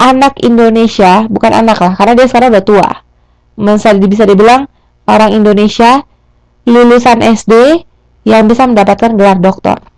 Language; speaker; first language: Indonesian; native; Indonesian